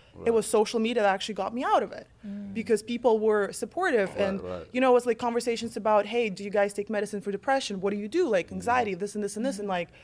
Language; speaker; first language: English; non-native, fluent; Russian